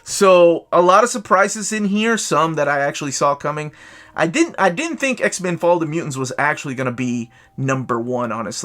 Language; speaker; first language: English; native; English